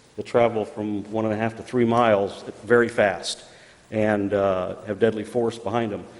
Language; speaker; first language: English; native; English